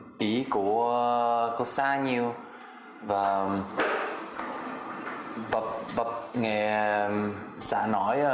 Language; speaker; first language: Vietnamese; non-native, fluent; Swedish